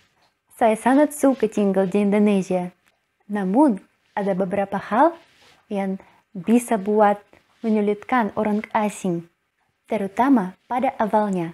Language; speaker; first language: Indonesian; non-native, learner; Russian